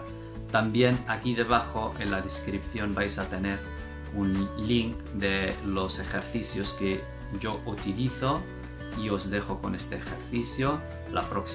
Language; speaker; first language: Spanish; non-native, fluent; Arabic